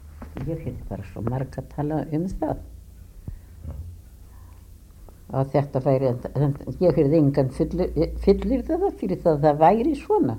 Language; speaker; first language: Icelandic; native; Icelandic